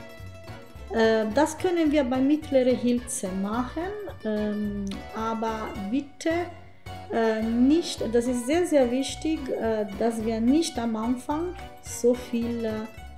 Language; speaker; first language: German; non-native, fluent; Italian